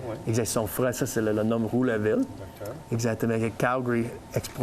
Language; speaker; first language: French; non-native, learner; English